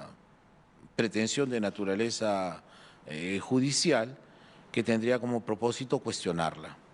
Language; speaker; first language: Spanish; native; Spanish